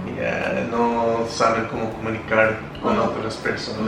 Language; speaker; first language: Spanish; non-native, fluent; English